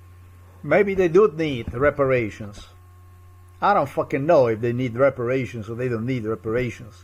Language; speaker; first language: English; non-native, fluent; Slovenian